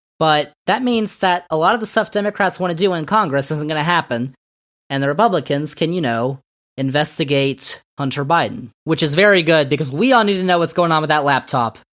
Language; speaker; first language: English; native; English